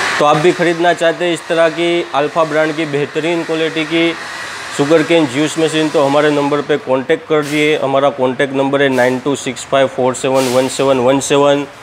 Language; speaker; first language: Hindi; non-native, local second language; Gujarati